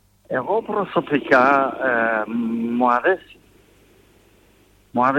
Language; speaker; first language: Greek; non-native, fluent; French